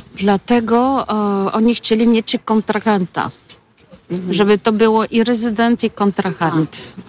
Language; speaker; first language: Polish; non-native, fluent; Bulgarian